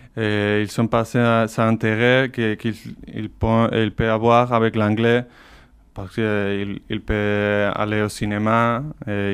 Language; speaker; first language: French; non-native, fluent; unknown